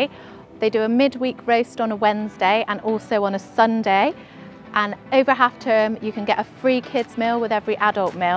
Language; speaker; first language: English; native; English